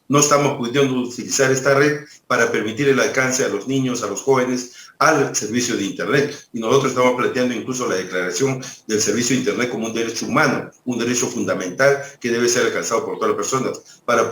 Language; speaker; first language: Spanish; native; Spanish